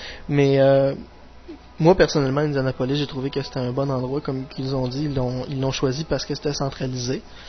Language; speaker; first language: French; native; French